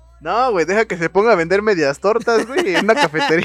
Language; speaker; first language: Spanish; native; Spanish